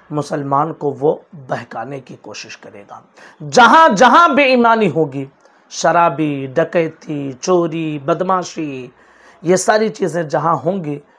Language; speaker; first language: Urdu; native; Urdu